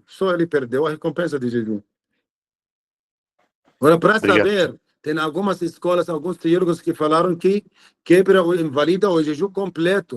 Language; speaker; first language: Portuguese; non-native, fluent; Arabic